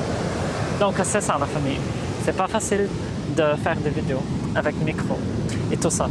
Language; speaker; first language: French; non-native, fluent; Portuguese